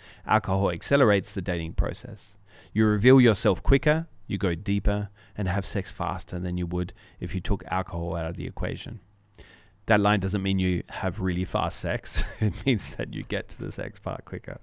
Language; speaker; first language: English; native; English